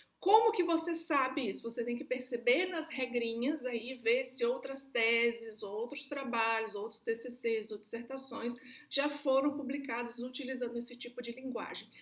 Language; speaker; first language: Portuguese; native; Portuguese